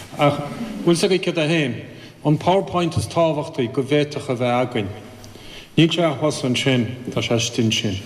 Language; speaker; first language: Irish; native; Irish